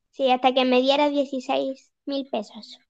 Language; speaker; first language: Spanish; native; Spanish